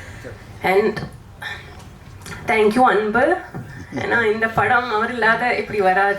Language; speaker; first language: Tamil; non-native, fluent; Malayalam